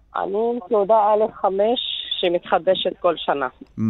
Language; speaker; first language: Hebrew; non-native, local second language; Arabic